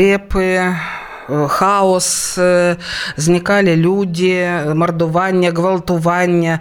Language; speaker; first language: Ukrainian; non-native, local second language; Russian